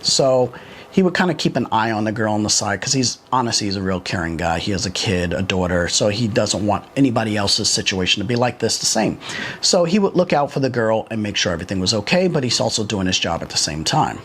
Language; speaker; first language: English; native; English